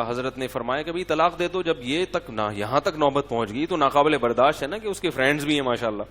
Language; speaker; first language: Urdu; native; Urdu